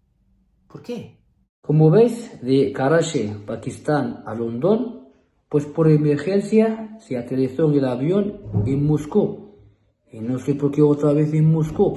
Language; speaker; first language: Spanish; non-native, fluent; Arabic